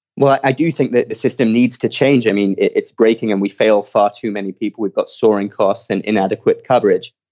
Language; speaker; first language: English; native; English